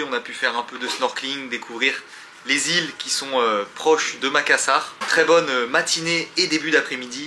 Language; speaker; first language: French; native; French